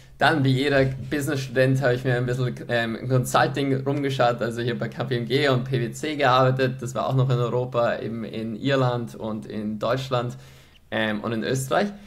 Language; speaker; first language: German; early bilingual, other home language; Polish